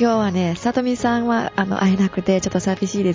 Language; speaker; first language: Japanese; non-native, fluent; Chinese